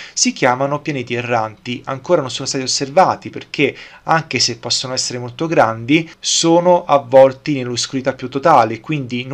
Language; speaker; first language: Italian; native; Italian